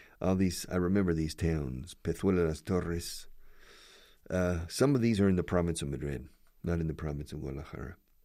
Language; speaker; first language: English; native; English